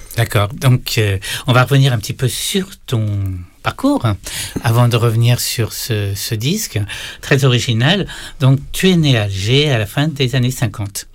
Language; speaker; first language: French; native; French